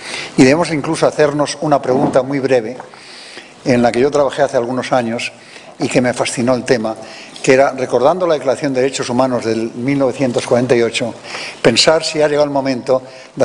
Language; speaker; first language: Spanish; native; Spanish